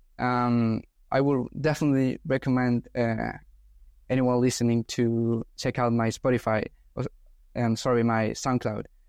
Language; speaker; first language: English; non-native, fluent; Spanish